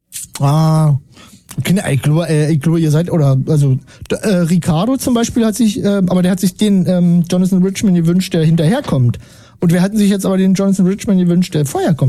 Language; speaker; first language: German; native; German